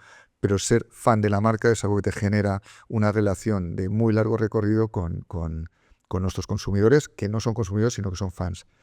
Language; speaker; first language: Spanish; native; Spanish